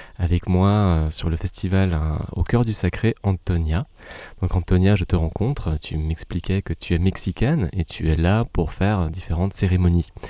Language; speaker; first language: French; native; French